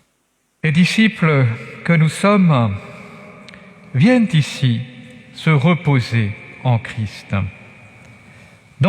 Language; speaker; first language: French; native; French